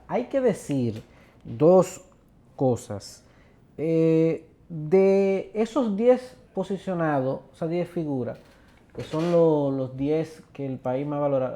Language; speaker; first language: Spanish; native; Spanish